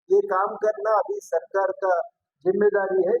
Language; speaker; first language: Hindi; non-native, local second language; Telugu